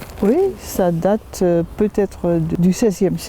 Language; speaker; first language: French; non-native, fluent; Dutch